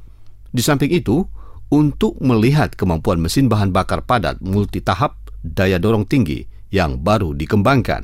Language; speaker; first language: Indonesian; native; Indonesian